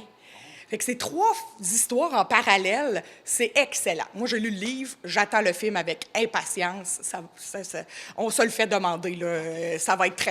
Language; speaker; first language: French; native; French